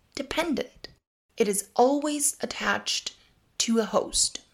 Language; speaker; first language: English; non-native, fluent; Serbian